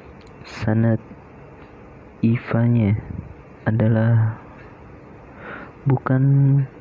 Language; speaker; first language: Indonesian; native; Indonesian